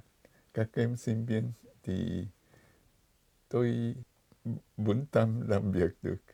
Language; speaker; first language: Vietnamese; non-native, fluent; Japanese